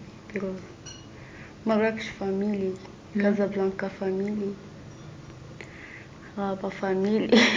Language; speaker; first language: Dutch; non-native, learner; Arabic